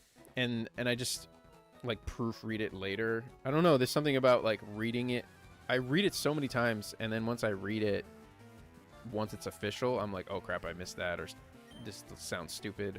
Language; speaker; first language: English; native; English